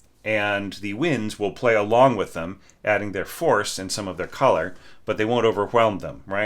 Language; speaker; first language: English; native; English